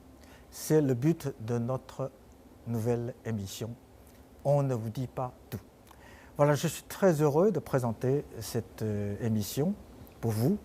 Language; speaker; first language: French; non-native, fluent; Chinese